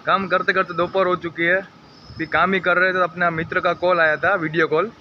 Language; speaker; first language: Hindi; non-native, local second language; Gujarati